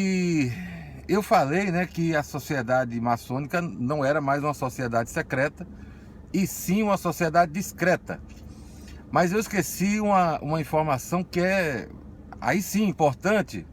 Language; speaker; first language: Portuguese; native; Portuguese